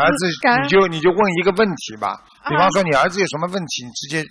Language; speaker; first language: Chinese; native; Chinese